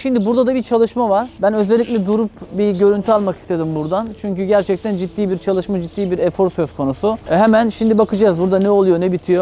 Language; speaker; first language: Turkish; native; Turkish